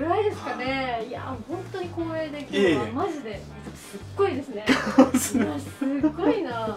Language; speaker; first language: Japanese; native; Japanese